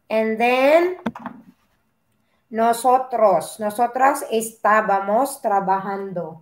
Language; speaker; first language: Spanish; non-native, learner; Filipino